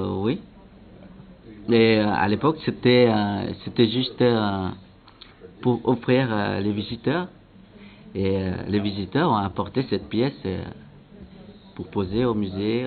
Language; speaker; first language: French; non-native, local second language; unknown